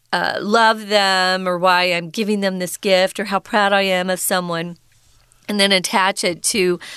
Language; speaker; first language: English; native; English